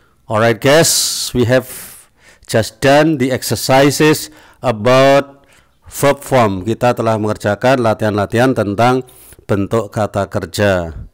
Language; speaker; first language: English; non-native, fluent; Indonesian